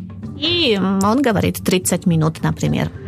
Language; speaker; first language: Russian; non-native, fluent; Polish